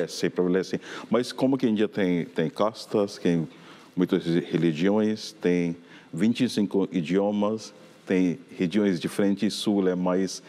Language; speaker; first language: Portuguese; non-native, fluent; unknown